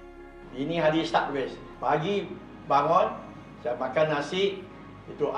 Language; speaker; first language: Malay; non-native, local second language; Chinese